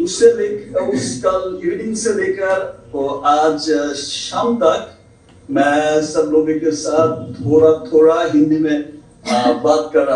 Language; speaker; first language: Hindi; non-native, learner; Bangla